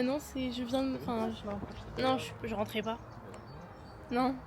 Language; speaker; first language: French; native; French